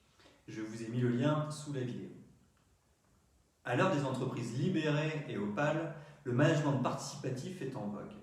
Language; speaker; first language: French; native; French